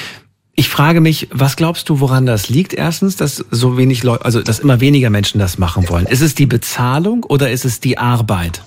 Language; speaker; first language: German; native; German